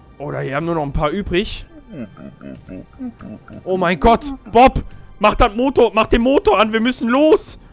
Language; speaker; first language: German; native; German